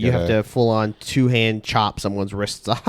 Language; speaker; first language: English; native; English